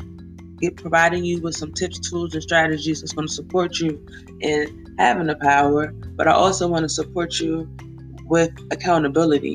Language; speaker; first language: English; native; English